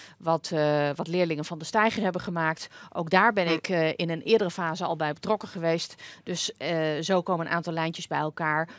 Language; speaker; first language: Dutch; native; Dutch